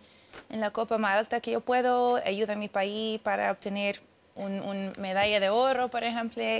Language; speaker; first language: Spanish; early bilingual, heritage; English